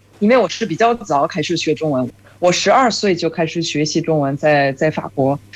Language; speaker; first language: Chinese; non-native, fluent; French